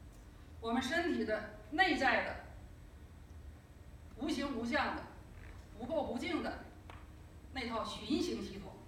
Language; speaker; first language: Chinese; native; Chinese